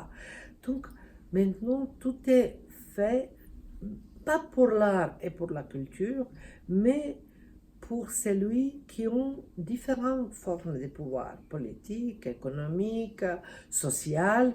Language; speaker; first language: French; non-native, fluent; Serbian